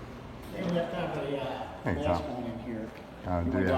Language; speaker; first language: English; native; English